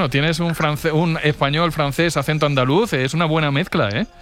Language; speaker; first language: Spanish; native; Spanish